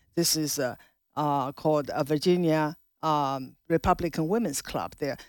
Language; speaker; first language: English; non-native, fluent; Chinese